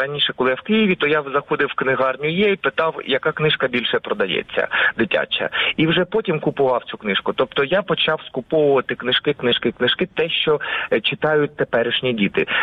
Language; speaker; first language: Ukrainian; non-native, local second language; Russian